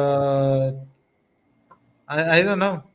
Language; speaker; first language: English; non-native, learner; Spanish